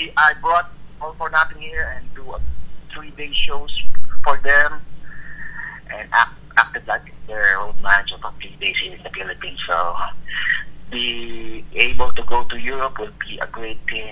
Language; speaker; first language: English; non-native, local second language; Filipino